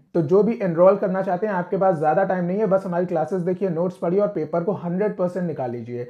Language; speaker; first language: Hindi; non-native, local second language; Punjabi